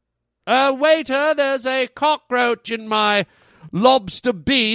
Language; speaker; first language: English; native; English